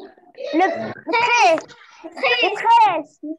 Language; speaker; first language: French; non-native, local second language; Arabic